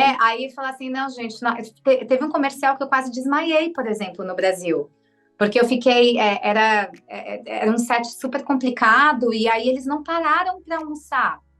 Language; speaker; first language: Portuguese; native; Portuguese